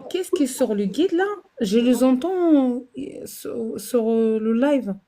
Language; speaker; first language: French; non-native, local second language; Arabic